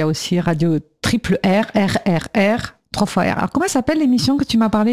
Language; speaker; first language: French; native; French